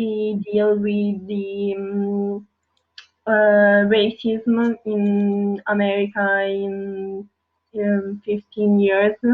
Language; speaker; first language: English; non-native, learner; Italian